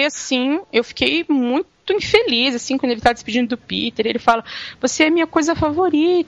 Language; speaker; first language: Portuguese; native; Portuguese